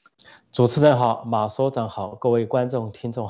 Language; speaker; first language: Chinese; native; Chinese